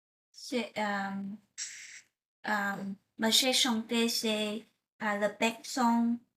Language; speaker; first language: French; non-native, learner; Vietnamese